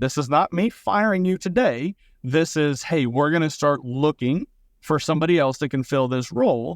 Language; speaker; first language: English; native; English